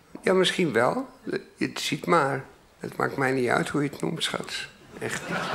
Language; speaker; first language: Dutch; native; Dutch